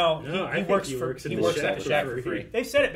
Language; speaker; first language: English; native; English